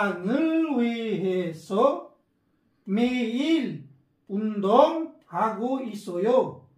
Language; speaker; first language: Korean; non-native, fluent; Filipino